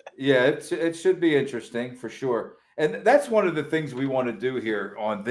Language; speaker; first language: English; native; English